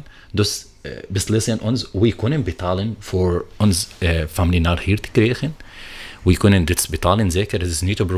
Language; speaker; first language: Dutch; non-native, learner; Arabic